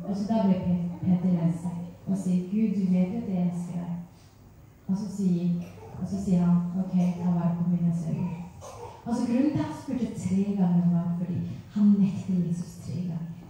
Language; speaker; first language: Norwegian; non-native, fluent; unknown